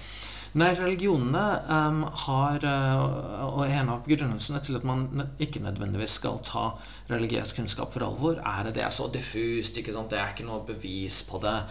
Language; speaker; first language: Norwegian; non-native, fluent; English